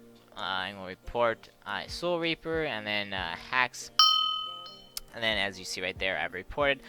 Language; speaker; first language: English; native; English